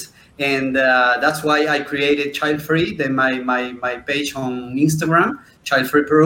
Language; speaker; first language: English; non-native, fluent; Spanish